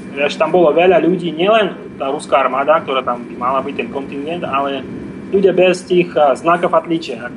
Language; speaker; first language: Slovak; non-native, fluent; Russian